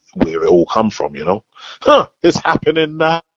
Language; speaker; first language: English; native; English